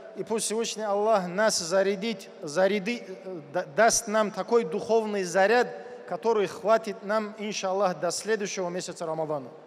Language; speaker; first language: Russian; non-native, local second language; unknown